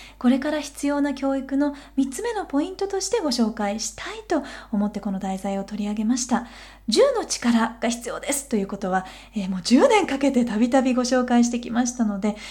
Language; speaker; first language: Japanese; native; Japanese